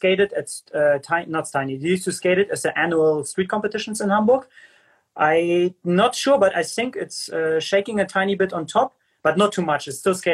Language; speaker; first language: English; non-native, fluent; German